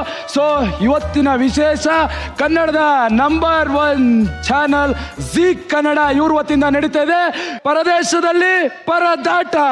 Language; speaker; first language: Kannada; native; Kannada